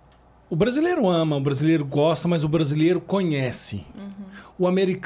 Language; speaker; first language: Portuguese; native; Portuguese